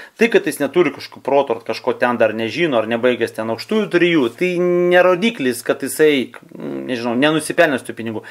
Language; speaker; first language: Lithuanian; non-native, local second language; Russian